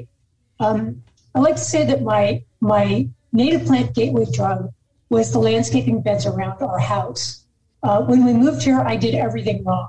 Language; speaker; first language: English; native; English